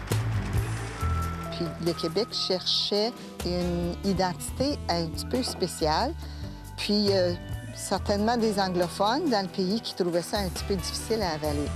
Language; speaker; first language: French; native; French